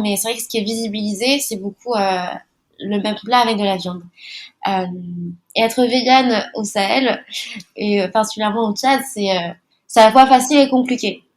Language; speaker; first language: French; early bilingual, other home language; Malagasy